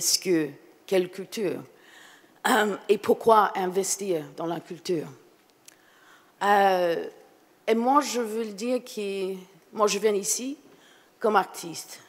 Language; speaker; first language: French; non-native, fluent; English